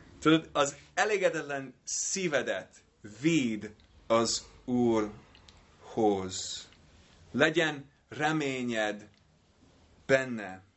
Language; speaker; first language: Hungarian; non-native, fluent; English